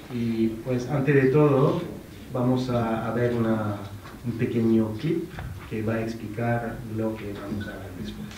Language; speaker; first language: Spanish; non-native, fluent; French